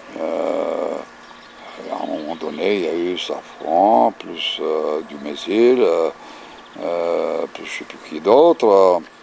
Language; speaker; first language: French; non-native, fluent; Bulgarian